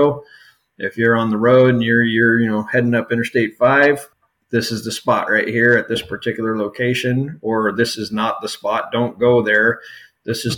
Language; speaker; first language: English; native; English